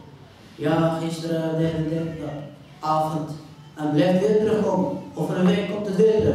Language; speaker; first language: Dutch; non-native, fluent; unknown